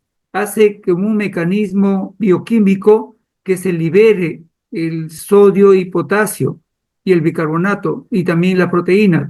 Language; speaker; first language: Spanish; native; Spanish